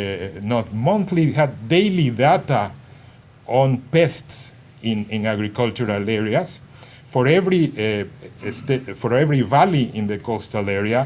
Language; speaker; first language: English; non-native, fluent; Spanish